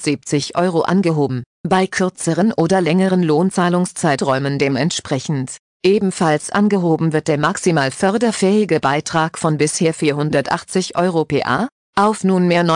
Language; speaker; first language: German; native; German